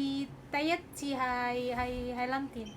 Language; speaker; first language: Cantonese; non-native, learner; Indonesian